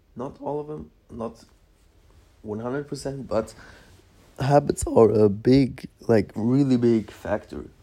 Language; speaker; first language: English; non-native, fluent; Polish